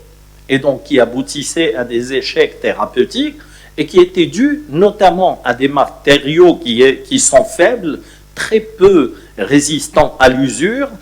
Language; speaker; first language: French; non-native, local second language; Arabic